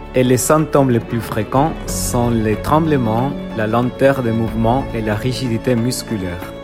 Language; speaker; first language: French; non-native, fluent; Spanish